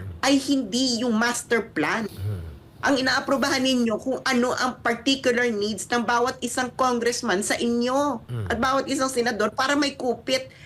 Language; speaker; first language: Filipino; native; Filipino